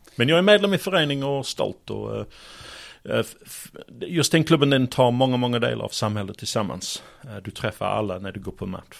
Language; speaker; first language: Swedish; non-native, fluent; English